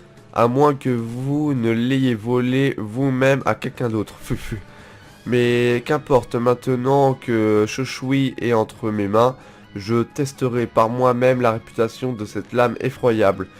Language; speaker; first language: French; native; French